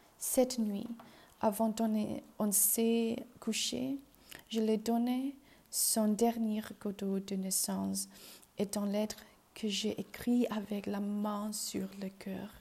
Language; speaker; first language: French; non-native, learner; Chinese